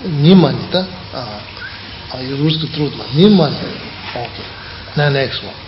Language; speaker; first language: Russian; non-native, learner; Tibetan